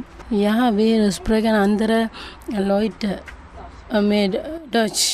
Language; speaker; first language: German; non-native, learner; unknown